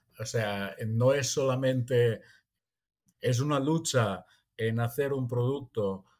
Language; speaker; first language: Spanish; non-native, fluent; Italian